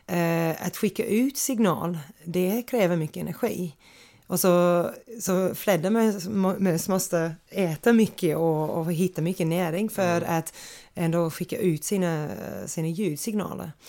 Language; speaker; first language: Swedish; non-native, fluent; English